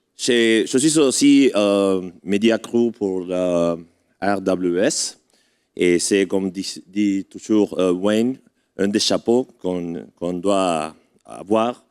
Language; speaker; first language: French; non-native, fluent; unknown